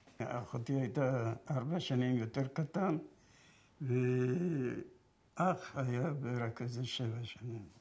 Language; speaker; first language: Hebrew; non-native, fluent; Persian